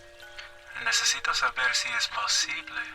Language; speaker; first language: Spanish; non-native, learner; English